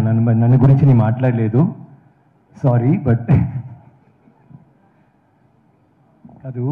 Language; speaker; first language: Telugu; non-native, learner; Tamil